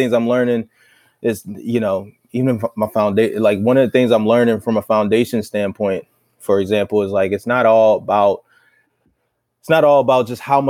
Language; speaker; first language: English; native; English